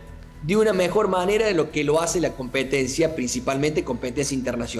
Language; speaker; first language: Spanish; native; Spanish